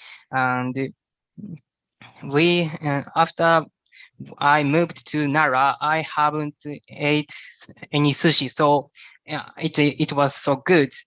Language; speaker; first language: English; non-native, learner; Japanese